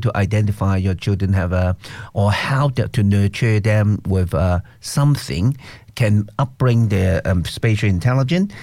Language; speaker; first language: English; non-native, local second language; Cantonese